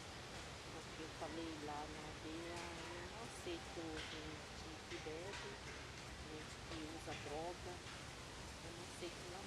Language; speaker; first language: Portuguese; non-native, local second language; Guarani